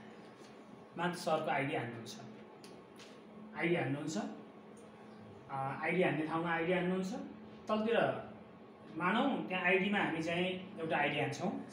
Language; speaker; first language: Nepali; native; Nepali